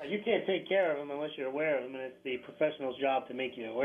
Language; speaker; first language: English; native; English